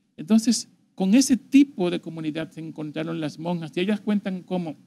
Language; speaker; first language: Spanish; native; Spanish